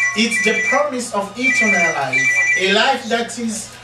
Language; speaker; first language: English; non-native, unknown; Lingala